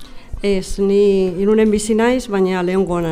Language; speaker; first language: Basque; non-native, learner; Spanish